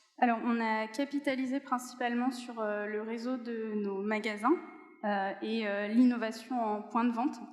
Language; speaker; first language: French; native; French